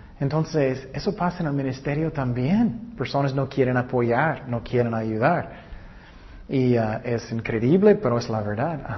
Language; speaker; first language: Spanish; non-native, learner; English